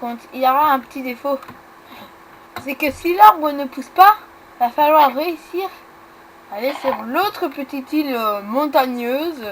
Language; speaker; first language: French; native; French